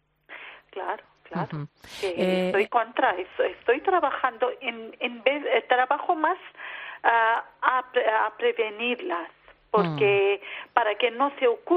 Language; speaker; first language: Spanish; non-native, learner; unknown